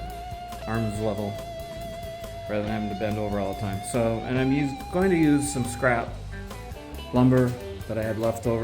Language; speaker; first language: English; native; English